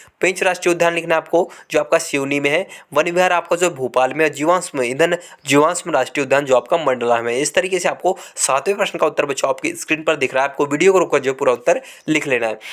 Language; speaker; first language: Hindi; native; Hindi